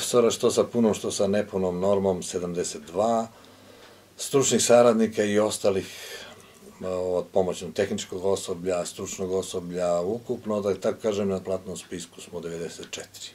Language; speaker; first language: Croatian; native; Croatian